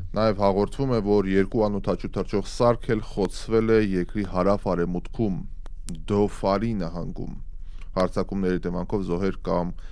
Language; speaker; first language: Armenian; native; Armenian